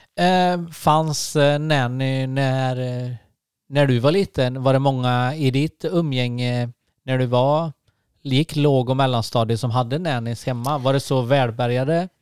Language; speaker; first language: Swedish; native; Swedish